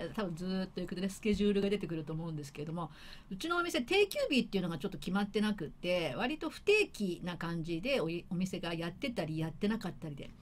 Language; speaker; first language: Japanese; native; Japanese